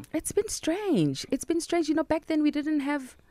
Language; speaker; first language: English; non-native, local second language; Southern Sotho